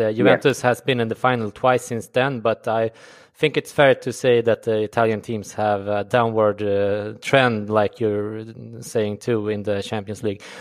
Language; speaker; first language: English; non-native, fluent; Swedish